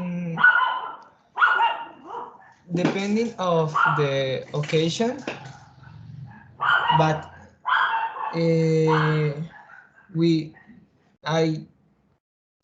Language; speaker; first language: English; non-native, learner; Spanish